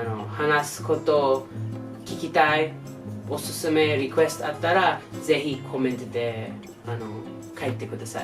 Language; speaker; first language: Japanese; non-native, learner; English